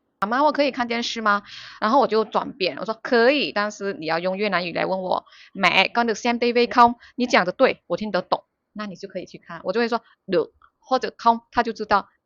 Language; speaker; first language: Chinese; non-native, fluent; Vietnamese